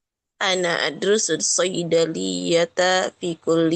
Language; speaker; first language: Arabic; non-native, learner; Indonesian